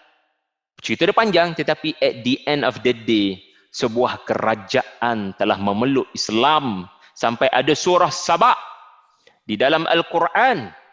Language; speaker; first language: Malay; native; Malay